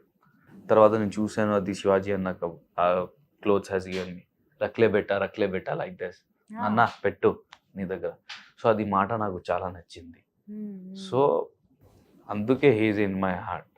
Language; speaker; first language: Telugu; non-native, learner; Hindi